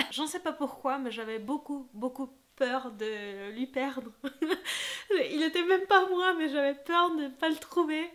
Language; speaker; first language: French; non-native, fluent; Spanish